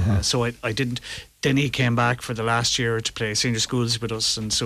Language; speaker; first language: English; native; English